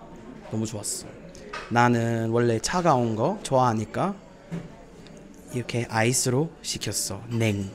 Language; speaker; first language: Korean; non-native, fluent; English